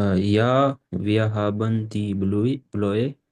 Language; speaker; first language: German; non-native, learner; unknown